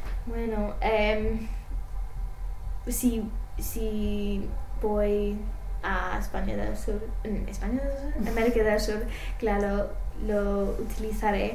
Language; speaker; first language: Spanish; non-native, learner; English